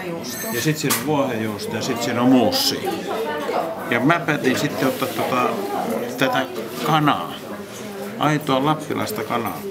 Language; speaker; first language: Finnish; native; Finnish